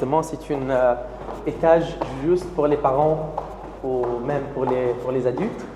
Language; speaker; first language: French; non-native, learner; Arabic